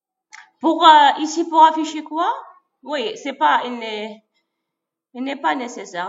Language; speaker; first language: French; non-native, local second language; Arabic